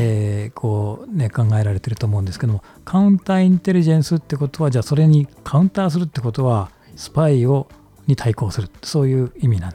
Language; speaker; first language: Japanese; native; Japanese